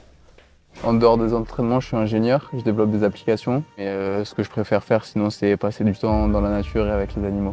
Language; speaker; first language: French; native; French